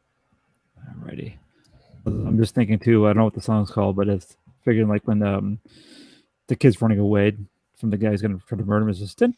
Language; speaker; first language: English; native; English